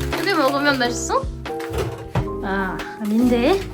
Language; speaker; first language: Korean; non-native, learner; French